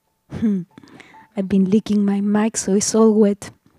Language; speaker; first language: English; non-native, fluent; Spanish